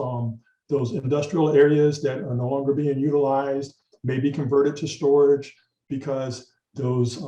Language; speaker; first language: English; native; English